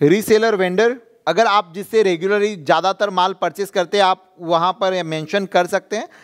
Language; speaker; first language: Hindi; non-native, local second language; Gujarati